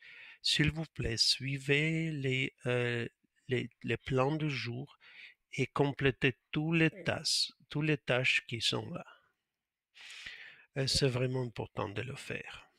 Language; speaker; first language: French; non-native, fluent; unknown